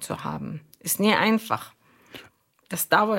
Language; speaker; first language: German; non-native, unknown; Arabic